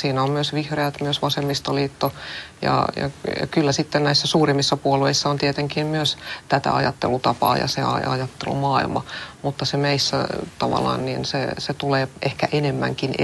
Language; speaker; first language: Finnish; non-native, local second language; Swedish